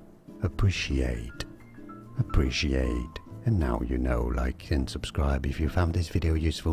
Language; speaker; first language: English; non-native, fluent; French